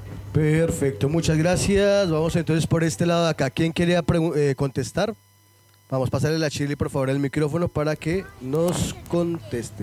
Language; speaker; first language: Spanish; native; Spanish